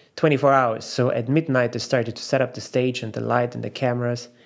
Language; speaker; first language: English; non-native, fluent; German